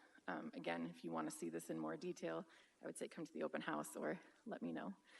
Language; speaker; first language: English; native; English